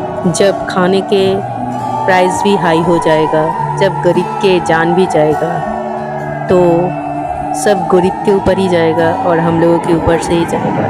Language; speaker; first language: Hindi; non-native, local second language; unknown